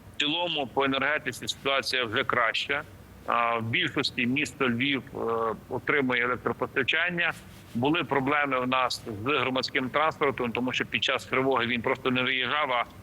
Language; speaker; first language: Ukrainian; native; Ukrainian